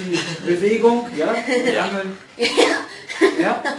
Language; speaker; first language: German; non-native, fluent; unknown